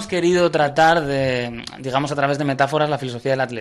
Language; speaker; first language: Spanish; native; Spanish